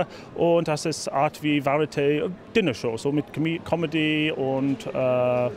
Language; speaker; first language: German; non-native, fluent; English